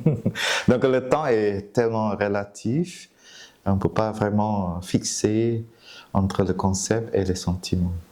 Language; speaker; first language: French; non-native, fluent; Vietnamese